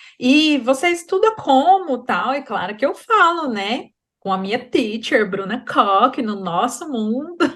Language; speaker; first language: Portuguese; native; Portuguese